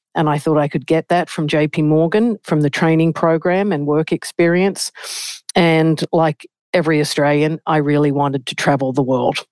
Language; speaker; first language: English; native; English